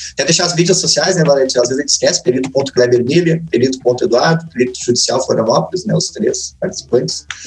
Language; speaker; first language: Portuguese; native; Portuguese